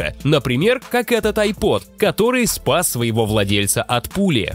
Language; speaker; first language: Russian; native; Russian